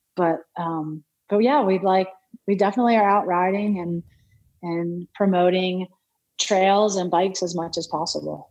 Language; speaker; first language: English; native; English